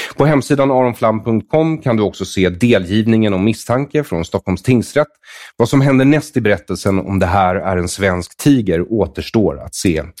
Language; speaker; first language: Swedish; native; Swedish